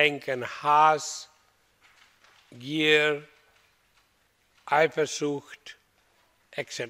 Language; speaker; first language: German; non-native, fluent; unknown